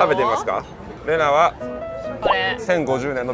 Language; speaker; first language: Japanese; native; Japanese